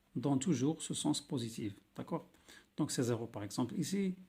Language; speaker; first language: French; non-native, local second language; Arabic